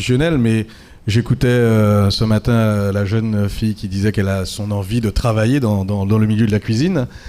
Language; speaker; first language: French; native; French